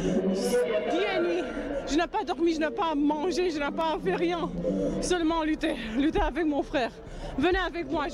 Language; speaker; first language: French; non-native, learner; Romanian